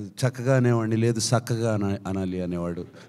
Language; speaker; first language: Telugu; native; Telugu